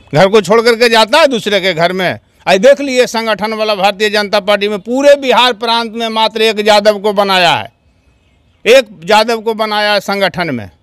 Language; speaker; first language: Hindi; native; Hindi